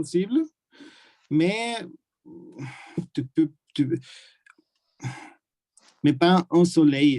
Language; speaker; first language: French; non-native, learner; German